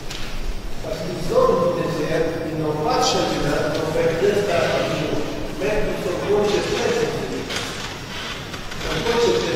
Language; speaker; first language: French; non-native, learner; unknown